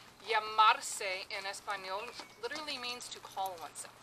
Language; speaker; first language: English; native; English